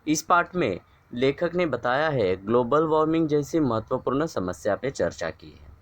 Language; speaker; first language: Hindi; non-native, local second language; Marathi